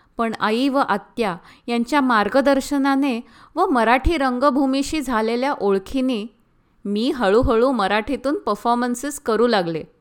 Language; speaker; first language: Marathi; early bilingual, heritage; Marathi